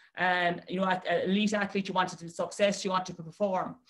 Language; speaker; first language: English; native; English